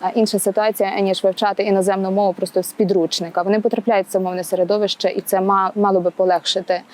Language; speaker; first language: Ukrainian; native; Ukrainian